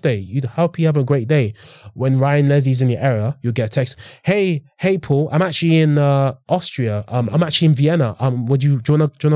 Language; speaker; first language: English; native; English